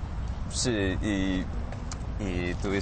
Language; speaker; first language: Spanish; non-native, fluent; English